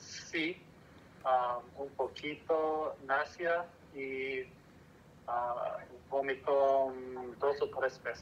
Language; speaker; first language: Spanish; non-native, learner; English